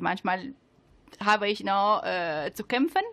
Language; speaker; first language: German; non-native, learner; Italian